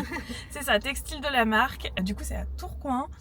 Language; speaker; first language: French; native; French